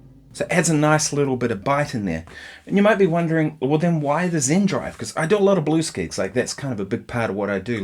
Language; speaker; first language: English; native; English